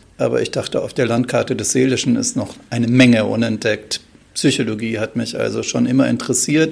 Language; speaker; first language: German; native; German